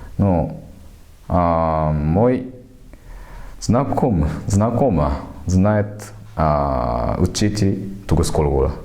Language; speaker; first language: Russian; non-native, learner; Japanese